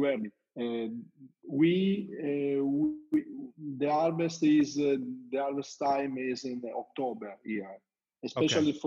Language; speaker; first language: English; non-native, learner; Italian